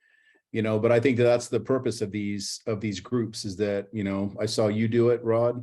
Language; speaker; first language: English; native; English